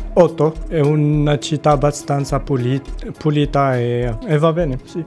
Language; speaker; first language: Italian; non-native, fluent; Arabic